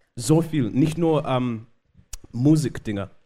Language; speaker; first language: German; non-native, learner; Shona